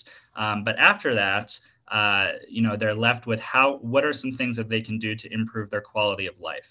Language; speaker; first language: English; native; English